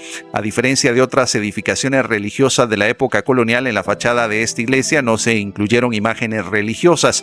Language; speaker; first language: Spanish; native; Spanish